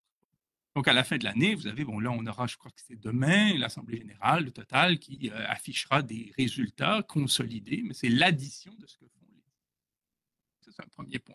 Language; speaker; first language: French; native; French